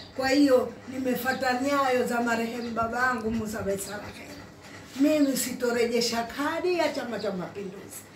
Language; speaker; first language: Swahili; native; Swahili